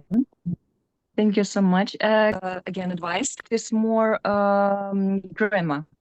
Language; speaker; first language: English; non-native, learner; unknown